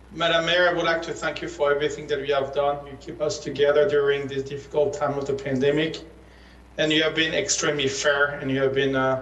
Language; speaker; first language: English; early bilingual, other home language; Persian